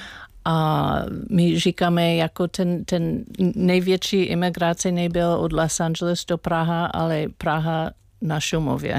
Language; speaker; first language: Czech; non-native, learner; English